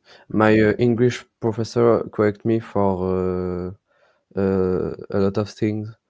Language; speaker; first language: English; non-native, learner; French